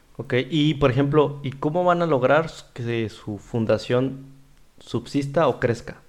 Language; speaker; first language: Spanish; native; Spanish